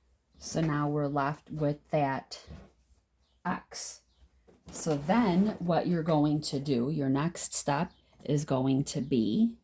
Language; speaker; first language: English; native; English